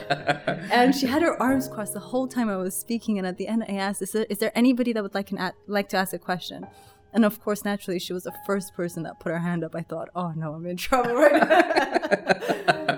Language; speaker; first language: English; native; English